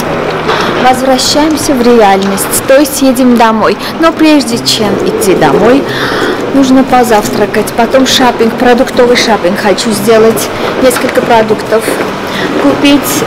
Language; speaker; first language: Russian; non-native, fluent; Armenian